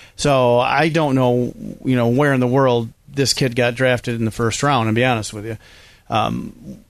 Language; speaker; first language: English; native; English